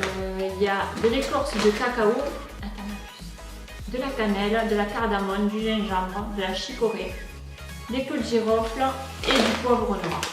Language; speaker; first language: French; native; French